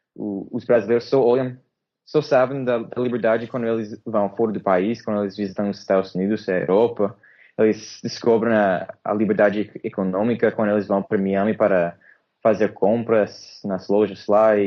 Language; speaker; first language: Portuguese; non-native, fluent; English